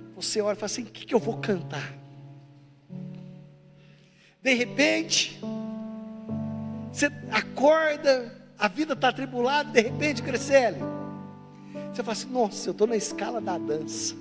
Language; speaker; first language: Portuguese; native; Portuguese